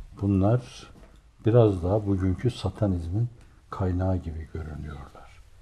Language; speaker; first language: Turkish; native; Turkish